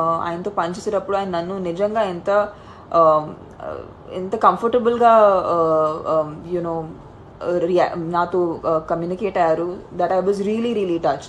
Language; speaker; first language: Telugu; non-native, fluent; Hindi